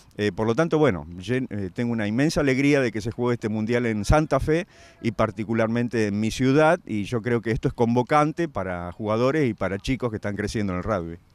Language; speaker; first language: Spanish; native; Spanish